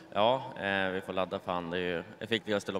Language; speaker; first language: Swedish; native; Swedish